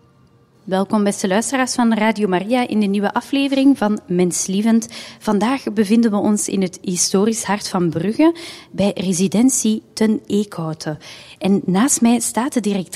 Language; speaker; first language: Dutch; native; Dutch